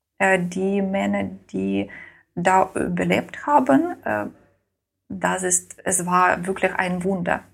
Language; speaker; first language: German; non-native, learner; Ukrainian